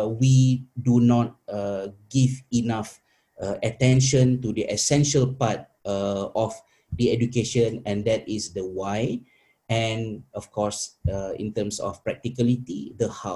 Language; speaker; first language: English; non-native, local second language; Malay